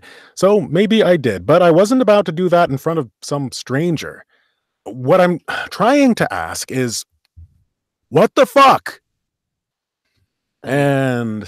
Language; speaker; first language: English; native; English